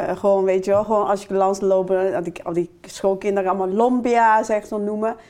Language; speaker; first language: Dutch; non-native, fluent; Chinese